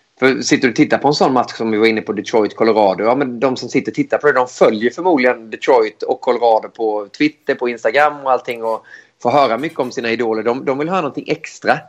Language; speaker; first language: Swedish; native; Swedish